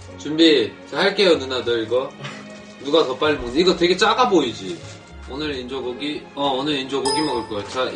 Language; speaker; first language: Korean; native; Korean